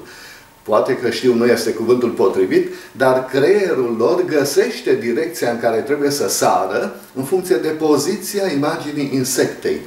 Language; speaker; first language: Romanian; native; Romanian